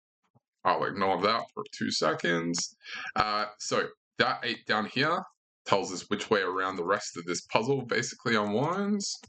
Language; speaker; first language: English; native; English